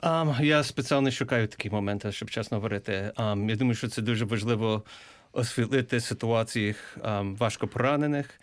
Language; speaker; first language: Ukrainian; early bilingual, heritage; English